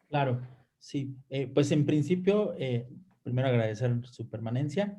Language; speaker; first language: Spanish; native; Spanish